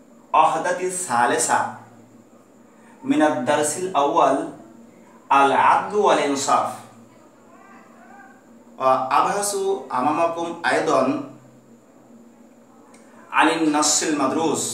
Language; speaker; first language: Arabic; non-native, fluent; Bangla